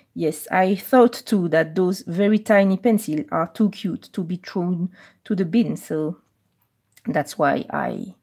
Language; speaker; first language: English; non-native, fluent; French